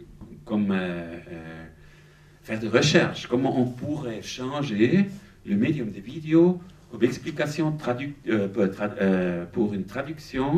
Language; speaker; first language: French; non-native, fluent; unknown